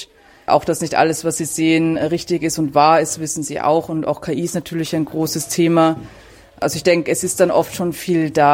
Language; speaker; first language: German; native; German